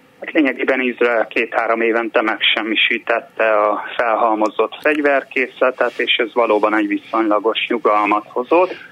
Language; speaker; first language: Hungarian; native; Hungarian